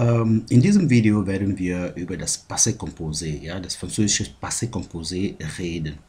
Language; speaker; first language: German; non-native, fluent; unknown